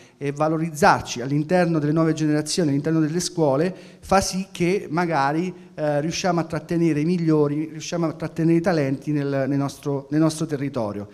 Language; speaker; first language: Italian; native; Italian